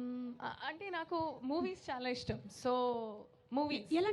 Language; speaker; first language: Telugu; non-native, local second language; Hindi